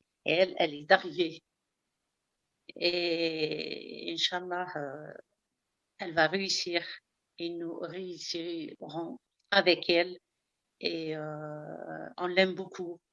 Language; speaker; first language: French; early bilingual, heritage; Arabic